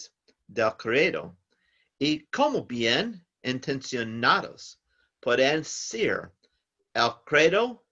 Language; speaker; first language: Spanish; non-native, learner; English